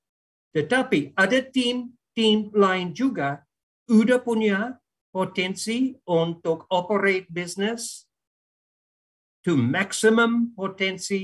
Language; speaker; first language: Indonesian; non-native, fluent; English